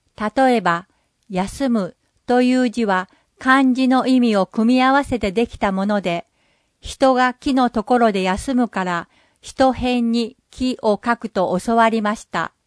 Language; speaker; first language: Japanese; non-native, fluent; English